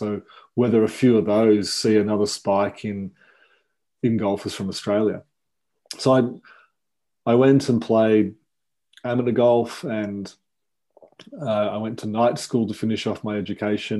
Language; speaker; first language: English; native; English